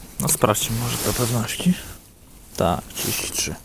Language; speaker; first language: Polish; native; Polish